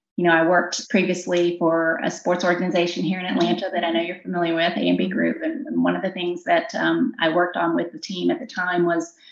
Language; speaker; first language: English; native; English